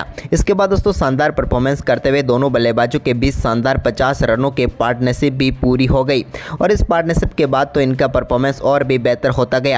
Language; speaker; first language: Hindi; native; Hindi